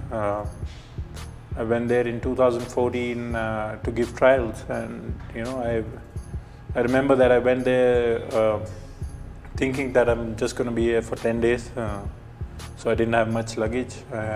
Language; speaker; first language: English; non-native, local second language; Punjabi